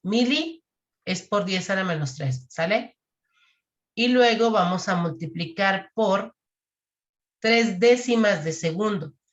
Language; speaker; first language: Spanish; native; Spanish